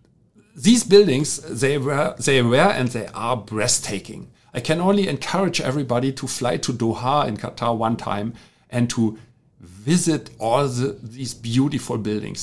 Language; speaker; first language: English; non-native, fluent; German